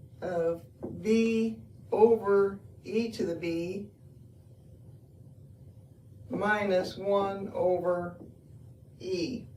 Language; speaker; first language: English; native; English